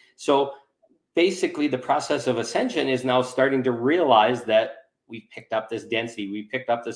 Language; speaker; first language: English; native; English